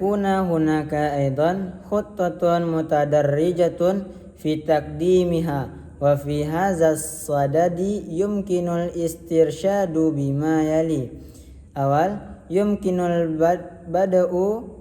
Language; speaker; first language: Arabic; non-native, learner; Indonesian